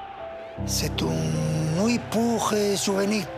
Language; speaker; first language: French; non-native, fluent; Spanish